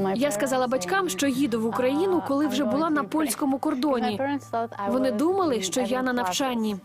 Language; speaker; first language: Ukrainian; non-native, fluent; Portuguese